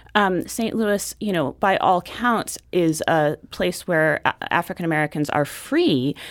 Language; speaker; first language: English; native; English